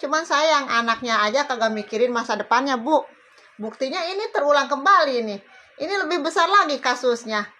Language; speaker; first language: Indonesian; native; Indonesian